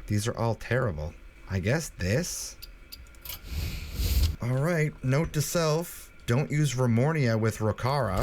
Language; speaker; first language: English; native; English